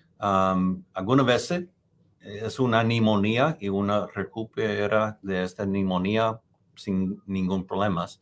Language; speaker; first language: Spanish; non-native, fluent; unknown